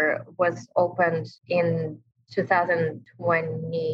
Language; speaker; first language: English; non-native, fluent; Ukrainian